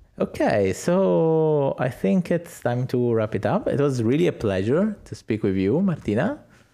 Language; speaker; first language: English; non-native, fluent; Italian